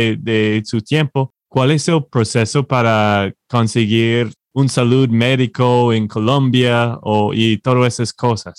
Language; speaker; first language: Spanish; non-native, fluent; English